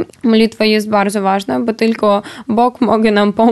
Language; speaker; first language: Polish; non-native, learner; Ukrainian